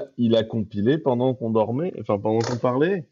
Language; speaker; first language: French; native; French